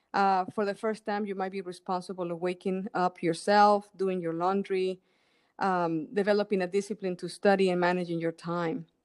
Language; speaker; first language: English; non-native, fluent; Spanish